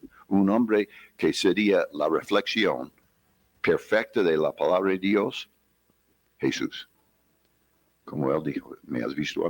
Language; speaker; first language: Spanish; non-native, fluent; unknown